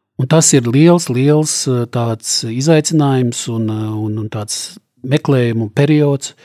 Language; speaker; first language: Latvian; native; Latvian